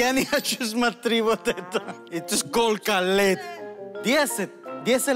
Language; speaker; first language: Russian; non-native, learner; Spanish